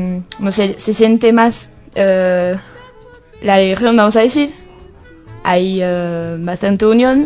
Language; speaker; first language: Spanish; non-native, fluent; French